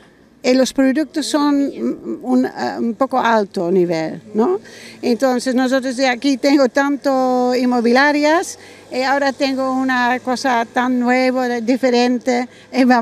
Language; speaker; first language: Spanish; non-native, learner; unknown